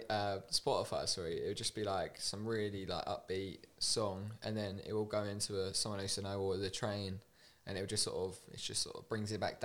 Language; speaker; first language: English; native; English